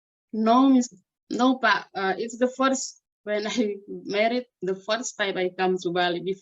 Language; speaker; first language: English; non-native, learner; Indonesian